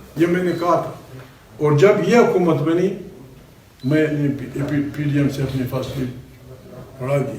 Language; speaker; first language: Urdu; non-native, local second language; Pashto